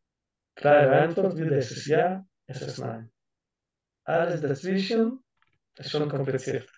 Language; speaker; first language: German; non-native, learner; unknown